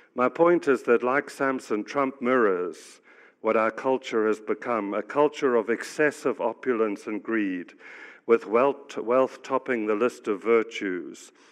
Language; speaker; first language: English; native; English